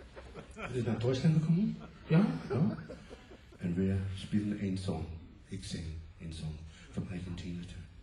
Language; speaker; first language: German; non-native, learner; English